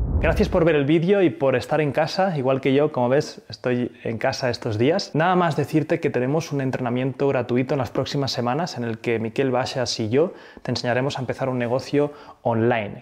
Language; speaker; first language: Spanish; native; Spanish